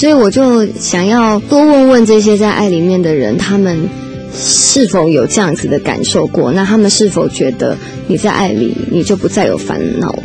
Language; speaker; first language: Chinese; native; Chinese